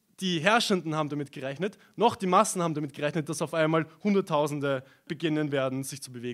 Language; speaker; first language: German; native; German